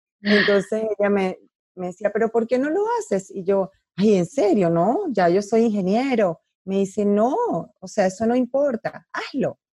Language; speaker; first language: Spanish; native; Spanish